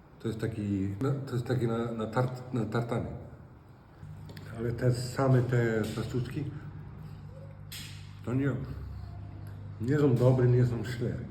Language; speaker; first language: Polish; non-native, learner; Icelandic